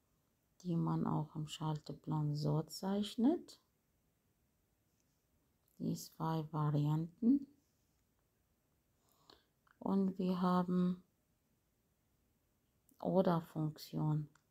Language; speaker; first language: German; non-native, fluent; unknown